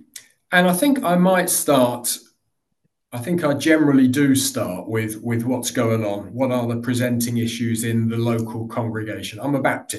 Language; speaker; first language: English; native; English